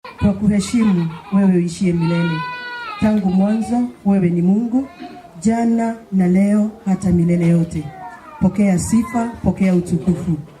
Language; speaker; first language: Swahili; non-native, local second language; Kikuyu